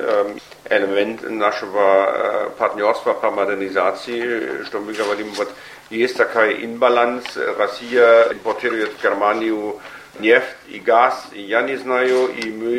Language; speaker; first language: Russian; non-native, fluent; German